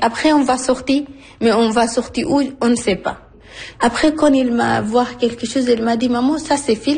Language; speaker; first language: French; non-native, learner; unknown